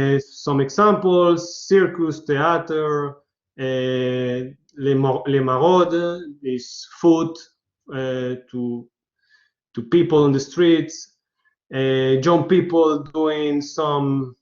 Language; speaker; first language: English; non-native, learner; Spanish